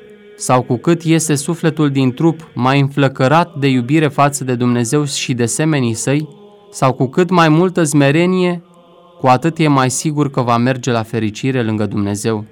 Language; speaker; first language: Romanian; native; Romanian